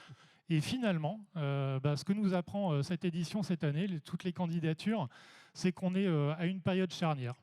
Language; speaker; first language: French; native; French